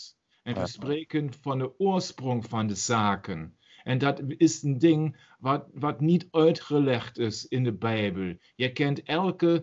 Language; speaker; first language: Dutch; non-native, learner; German